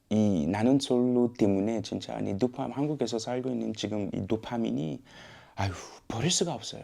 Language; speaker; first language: Korean; non-native, fluent; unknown